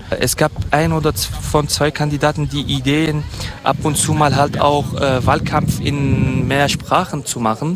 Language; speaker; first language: German; non-native, fluent; Kurdish